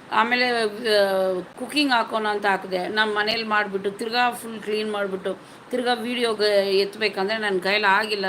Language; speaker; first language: Kannada; non-native, local second language; Tamil